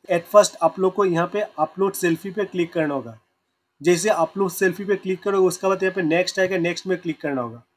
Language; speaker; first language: Hindi; non-native, local second language; Assamese